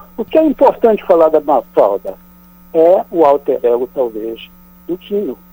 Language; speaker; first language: Portuguese; native; Portuguese